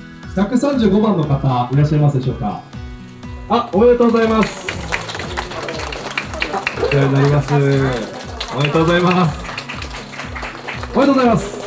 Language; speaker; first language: Japanese; native; Japanese